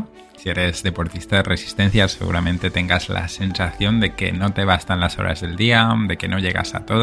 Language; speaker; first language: Spanish; native; Spanish